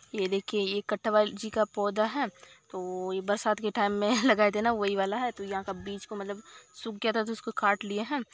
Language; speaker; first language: Hindi; native; Hindi